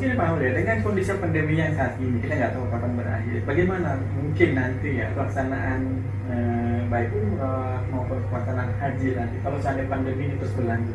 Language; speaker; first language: Indonesian; native; Indonesian